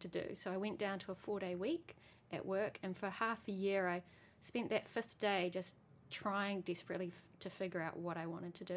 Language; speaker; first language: English; native; English